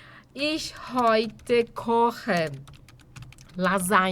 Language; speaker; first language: German; non-native, fluent; Portuguese